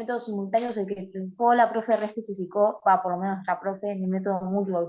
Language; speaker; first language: Spanish; native; Spanish